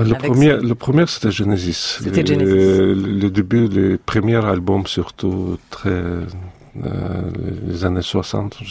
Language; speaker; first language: French; non-native, fluent; Russian